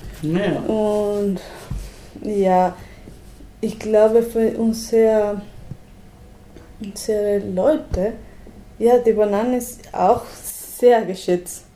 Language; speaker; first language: German; non-native, learner; Spanish